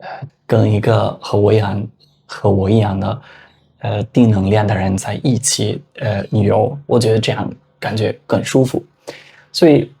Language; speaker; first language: Chinese; non-native, fluent; Spanish